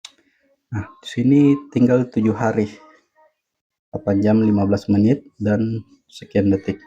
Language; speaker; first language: Indonesian; native; Indonesian